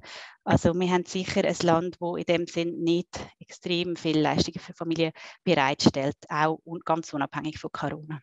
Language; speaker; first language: German; native; German